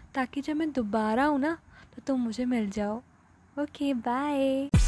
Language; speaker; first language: Hindi; native; Hindi